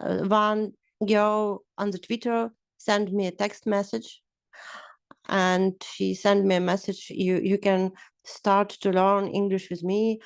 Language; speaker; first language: English; non-native, learner; Ukrainian